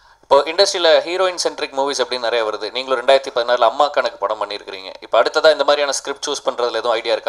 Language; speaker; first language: Tamil; native; Tamil